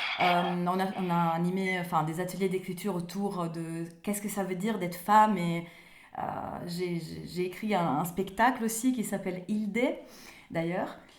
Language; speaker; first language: French; non-native, fluent; Italian